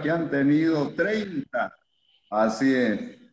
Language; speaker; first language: Spanish; native; Spanish